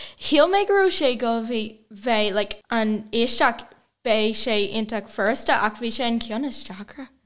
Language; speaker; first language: Irish; non-native, local second language; Portuguese